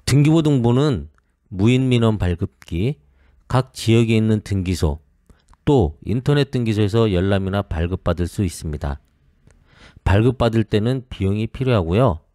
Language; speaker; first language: Korean; native; Korean